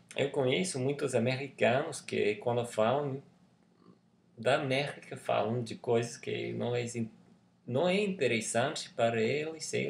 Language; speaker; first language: Portuguese; non-native, learner; English